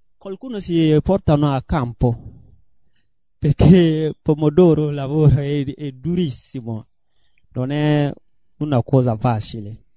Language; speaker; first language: Italian; non-native, learner; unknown